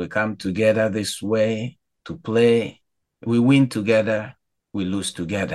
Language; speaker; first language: English; non-native, local second language; Igbo